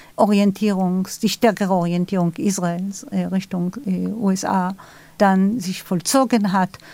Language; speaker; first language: German; non-native, fluent; Hebrew